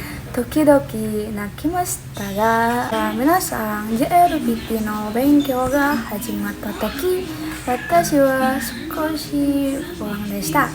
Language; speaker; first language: Japanese; non-native, learner; Indonesian